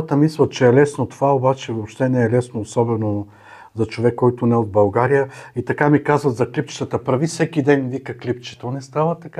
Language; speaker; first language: Bulgarian; native; Bulgarian